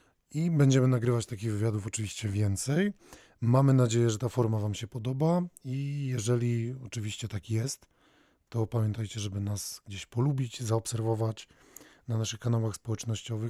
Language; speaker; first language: Polish; native; Polish